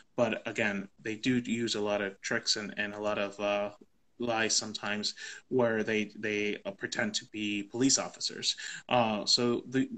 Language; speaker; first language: English; native; English